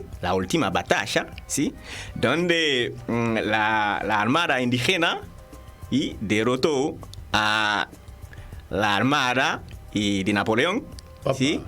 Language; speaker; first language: Spanish; non-native, fluent; Haitian Creole